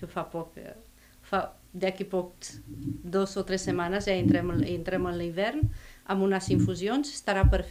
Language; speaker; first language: Catalan; non-native, fluent; Romanian